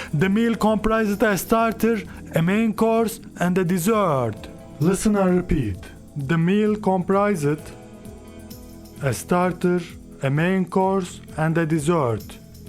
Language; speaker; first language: English; non-native, fluent; Turkish